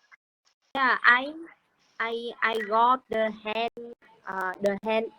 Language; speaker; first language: English; non-native, learner; Vietnamese